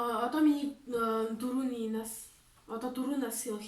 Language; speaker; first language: Mongolian; early bilingual, heritage; Mongolian